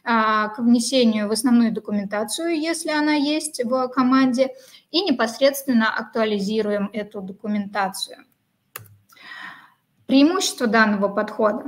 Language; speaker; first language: Russian; native; Russian